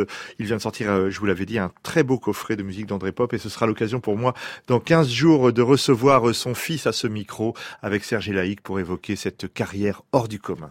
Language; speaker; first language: French; native; French